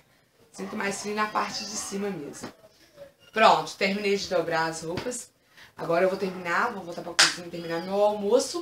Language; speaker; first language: Portuguese; native; Portuguese